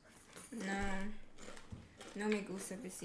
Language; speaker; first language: Spanish; non-native, learner; English